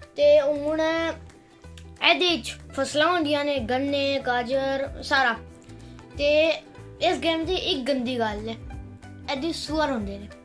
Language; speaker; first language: Punjabi; non-native, local second language; Urdu